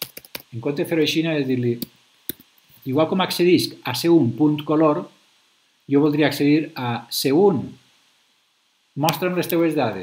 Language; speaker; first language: Catalan; native; Catalan